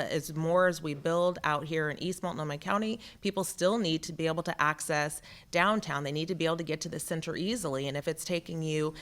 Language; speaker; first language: English; native; English